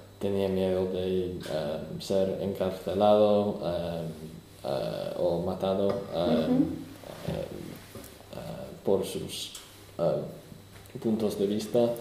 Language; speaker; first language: Spanish; non-native, learner; English